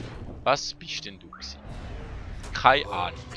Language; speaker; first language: German; native; German